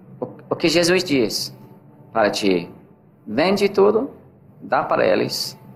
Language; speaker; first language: Portuguese; non-native, learner; English